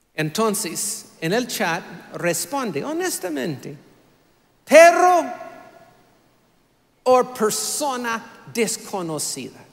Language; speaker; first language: Spanish; non-native, fluent; English